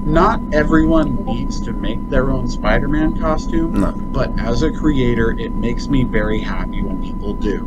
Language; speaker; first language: English; native; English